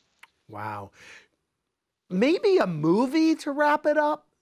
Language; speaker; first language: English; native; English